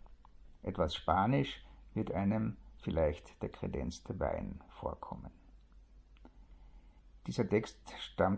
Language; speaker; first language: German; native; German